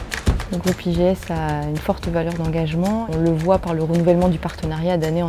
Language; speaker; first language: French; native; French